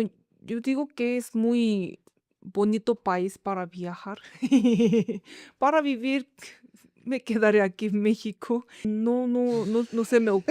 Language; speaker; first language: Spanish; non-native, fluent; Korean